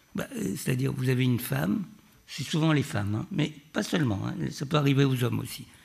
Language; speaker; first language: French; native; French